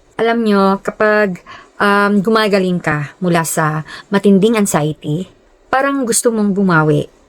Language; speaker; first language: Filipino; non-native, local second language; Cebuano